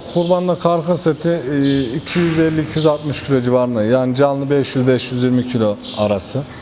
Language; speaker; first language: Turkish; native; Turkish